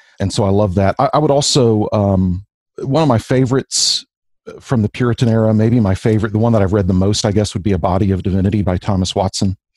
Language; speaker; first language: English; native; English